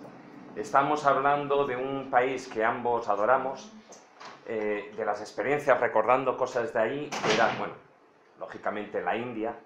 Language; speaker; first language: Spanish; native; Spanish